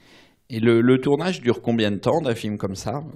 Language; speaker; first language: French; native; French